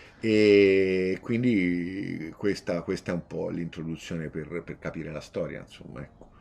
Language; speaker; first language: Italian; native; Italian